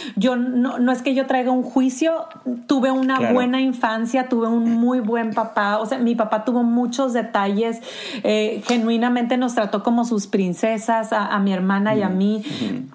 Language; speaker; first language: Spanish; native; Spanish